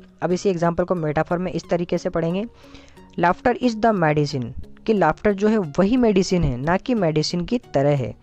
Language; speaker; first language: Hindi; native; Hindi